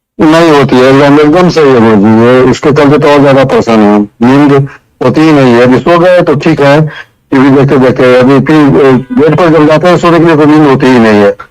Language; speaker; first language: Hindi; native; Hindi